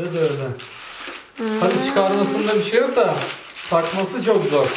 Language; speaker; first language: Turkish; native; Turkish